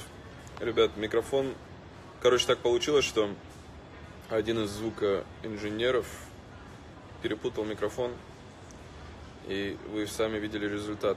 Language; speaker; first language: Russian; native; Russian